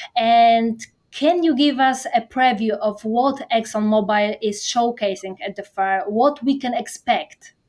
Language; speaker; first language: English; non-native, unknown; Polish